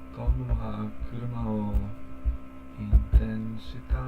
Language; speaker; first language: Japanese; non-native, learner; English